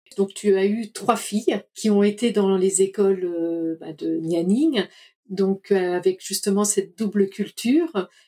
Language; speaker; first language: French; native; French